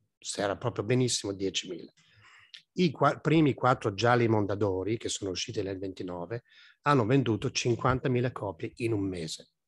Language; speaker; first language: Italian; non-native, fluent; English